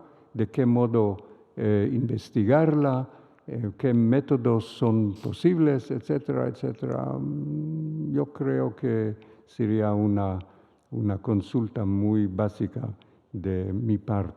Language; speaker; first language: Spanish; non-native, fluent; Hebrew